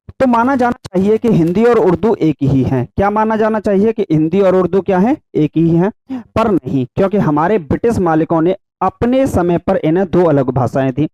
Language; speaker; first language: Hindi; native; Hindi